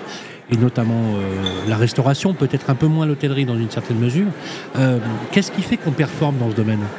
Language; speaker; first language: French; native; French